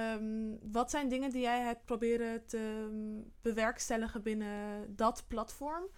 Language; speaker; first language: Dutch; early bilingual, other home language; Somali